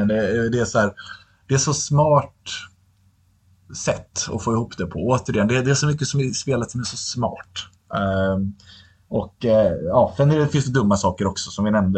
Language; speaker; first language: Swedish; native; Swedish